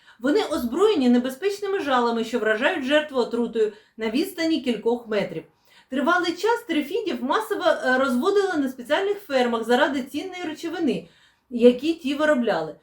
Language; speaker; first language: Ukrainian; non-native, local second language; Russian